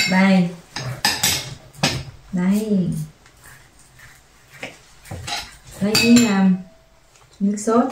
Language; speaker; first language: German; non-native, learner; Vietnamese